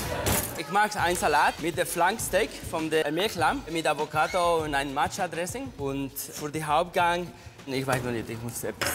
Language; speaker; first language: German; non-native, learner; Spanish